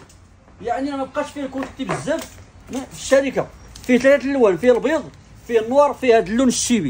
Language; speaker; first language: Arabic; native; Arabic